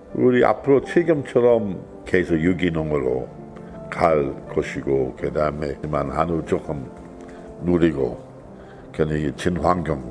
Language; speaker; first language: Korean; non-native, fluent; English